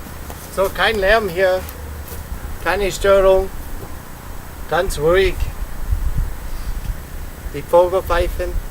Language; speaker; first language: German; non-native, learner; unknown